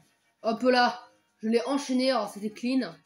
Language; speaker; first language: French; native; French